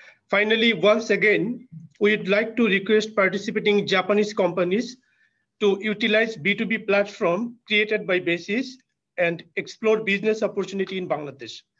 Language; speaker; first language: English; non-native, local second language; Bangla